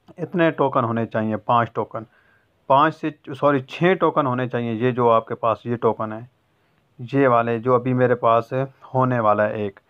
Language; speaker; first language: Urdu; non-native, local second language; Punjabi